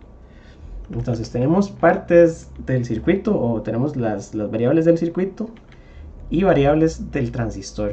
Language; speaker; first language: Spanish; native; Spanish